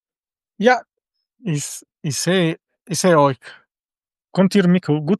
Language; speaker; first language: German; non-native, fluent; Italian